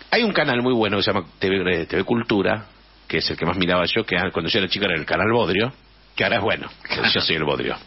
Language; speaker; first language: Spanish; native; Spanish